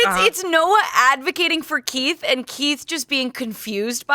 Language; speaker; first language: English; native; English